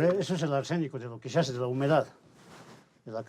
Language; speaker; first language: Spanish; native; Spanish